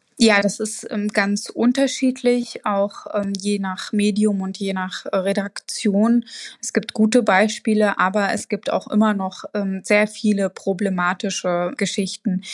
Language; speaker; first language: German; early bilingual, other home language; Arabic